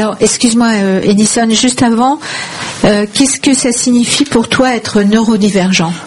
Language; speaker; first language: French; native; French